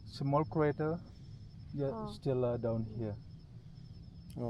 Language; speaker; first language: English; non-native, learner; Indonesian